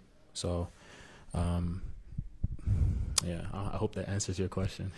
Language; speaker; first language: English; native; English